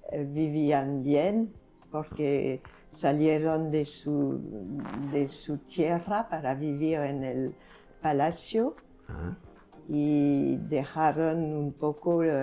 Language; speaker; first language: Spanish; non-native, fluent; French